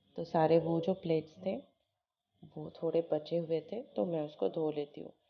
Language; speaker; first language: Hindi; non-native, local second language; Bangla